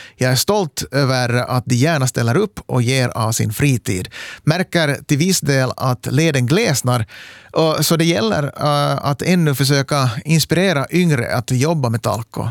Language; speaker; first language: Swedish; native; Swedish